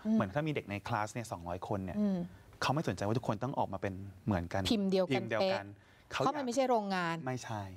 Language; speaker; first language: Thai; native; Thai